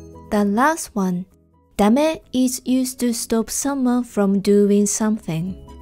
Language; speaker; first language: English; non-native, fluent; Japanese